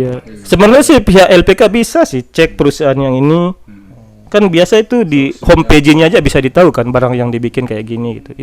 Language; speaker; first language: Indonesian; native; Indonesian